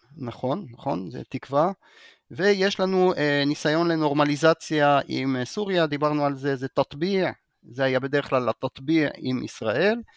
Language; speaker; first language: Hebrew; native; Hebrew